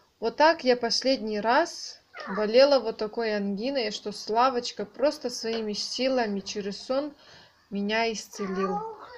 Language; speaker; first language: Russian; native; Russian